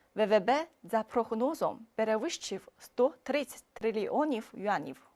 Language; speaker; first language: Ukrainian; non-native, fluent; Chinese